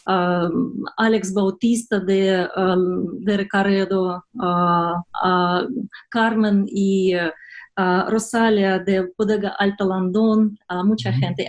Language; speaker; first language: Spanish; non-native, fluent; Russian